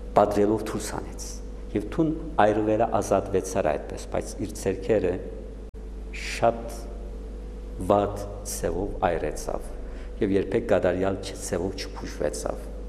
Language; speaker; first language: Armenian; early bilingual, heritage; Armenian